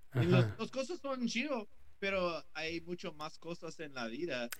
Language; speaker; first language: Spanish; non-native, learner; English